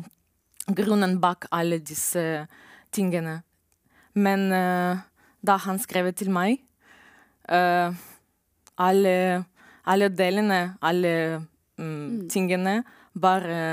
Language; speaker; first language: Norwegian; non-native, learner; Romanian